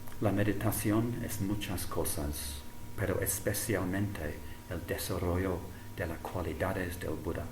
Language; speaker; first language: Spanish; non-native, fluent; English